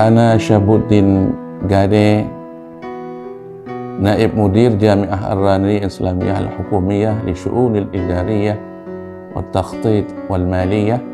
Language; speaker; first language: Arabic; non-native, fluent; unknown